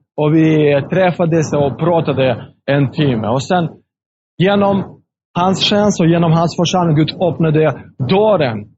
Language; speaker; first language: Swedish; non-native, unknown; Russian